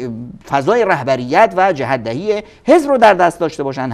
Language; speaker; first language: Persian; native; Persian